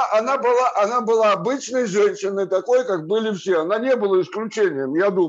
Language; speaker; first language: Russian; native; Russian